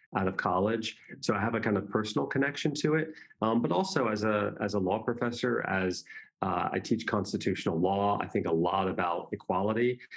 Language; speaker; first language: English; native; English